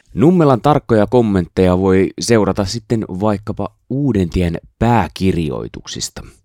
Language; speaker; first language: Finnish; native; Finnish